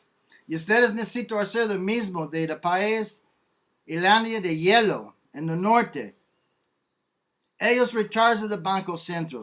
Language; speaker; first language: Spanish; non-native, learner; English